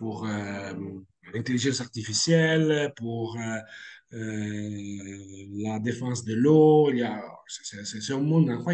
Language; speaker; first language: French; non-native, fluent; Italian